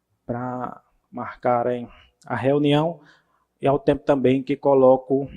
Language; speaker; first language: Portuguese; native; Portuguese